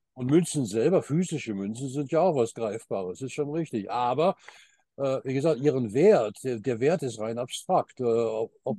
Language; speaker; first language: German; early bilingual, heritage; German